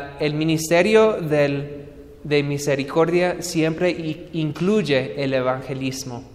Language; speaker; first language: Spanish; non-native, fluent; English